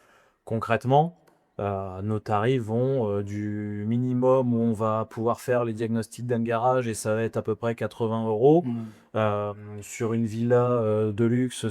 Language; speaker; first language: French; native; French